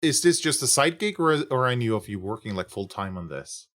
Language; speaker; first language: English; native; English